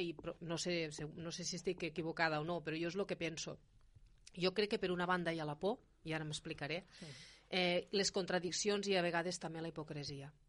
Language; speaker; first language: Catalan; native; Catalan